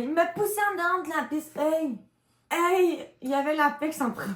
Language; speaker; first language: French; native; French